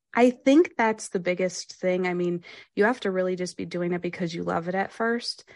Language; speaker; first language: English; native; English